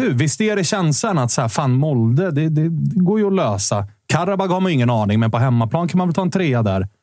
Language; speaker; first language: Swedish; native; Swedish